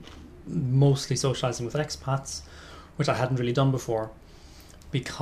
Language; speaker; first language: English; native; English